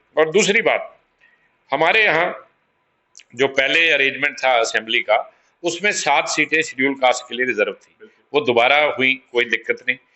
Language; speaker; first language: Hindi; non-native, local second language; Pahari-Potwari